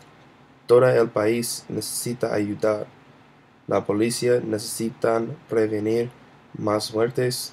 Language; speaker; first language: Spanish; non-native, learner; English